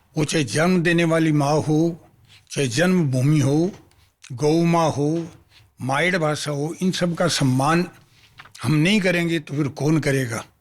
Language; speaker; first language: Hindi; non-native, local second language; Marwari